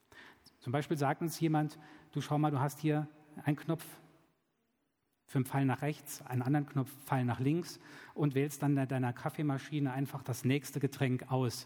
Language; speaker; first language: German; native; German